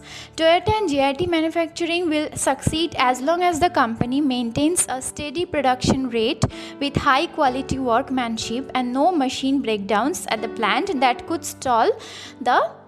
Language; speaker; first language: English; non-native, local second language; Bangla